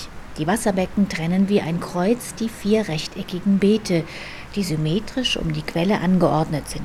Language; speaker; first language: German; native; German